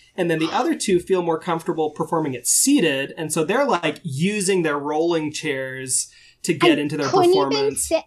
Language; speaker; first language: English; native; English